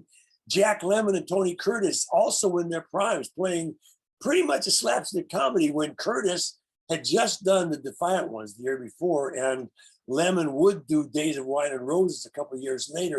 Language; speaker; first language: English; native; English